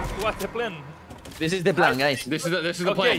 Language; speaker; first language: English; non-native, learner; Spanish